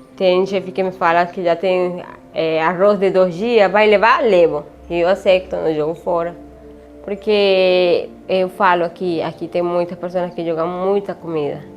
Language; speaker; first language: Portuguese; non-native, learner; Spanish